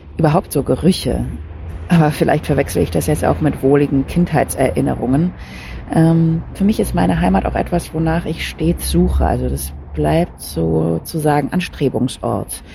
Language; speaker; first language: German; early bilingual, other home language; Polish